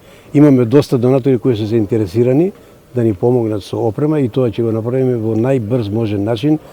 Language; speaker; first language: Macedonian; native; Macedonian